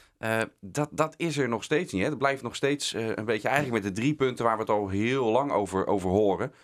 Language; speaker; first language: Dutch; native; Dutch